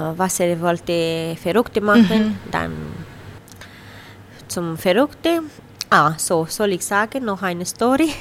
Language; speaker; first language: German; non-native, learner; Romanian